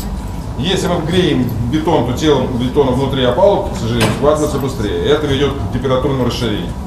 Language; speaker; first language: Russian; native; Russian